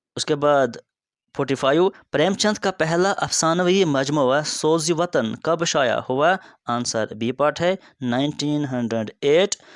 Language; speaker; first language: Urdu; non-native, local second language; Kashmiri